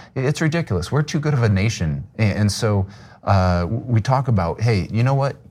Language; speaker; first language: English; native; English